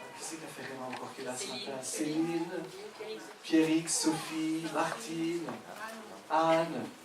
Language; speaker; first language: French; native; French